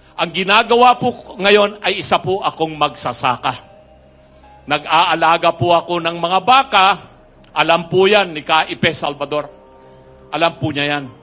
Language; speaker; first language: Filipino; non-native, local second language; Iloko